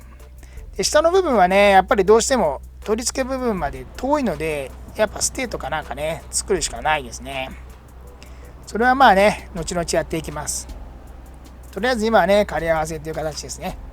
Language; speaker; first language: Japanese; native; Japanese